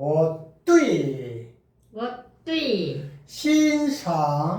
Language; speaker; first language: Chinese; non-native, learner; Korean